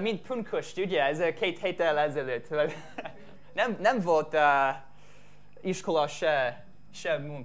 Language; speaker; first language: Hungarian; non-native, fluent; English